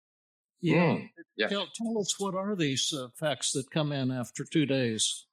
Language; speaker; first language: English; native; English